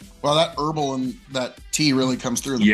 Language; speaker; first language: English; native; English